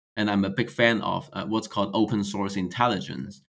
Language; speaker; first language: English; non-native, fluent; Chinese